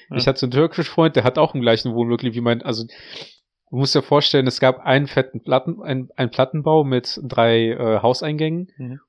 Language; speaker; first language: German; early bilingual, other home language; Russian